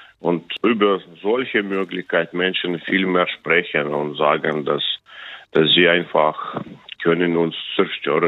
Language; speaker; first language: German; non-native, learner; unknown